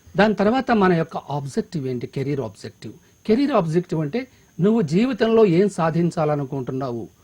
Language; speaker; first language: Telugu; native; Telugu